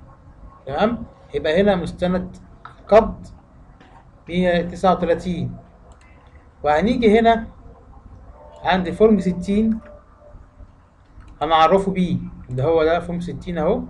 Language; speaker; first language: Arabic; native; Arabic